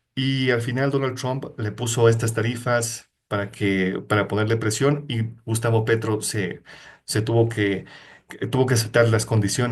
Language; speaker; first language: Spanish; native; Spanish